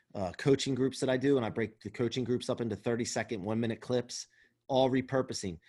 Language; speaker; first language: English; native; English